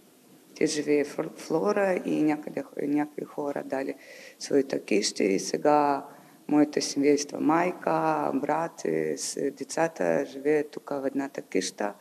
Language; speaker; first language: Bulgarian; non-native, learner; Ukrainian